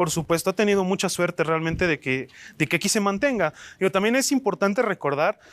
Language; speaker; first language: Spanish; native; Spanish